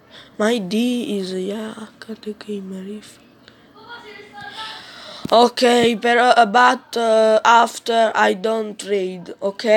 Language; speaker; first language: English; non-native, learner; Italian